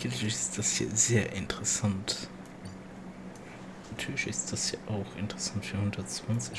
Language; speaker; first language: German; non-native, local second language; Luxembourgish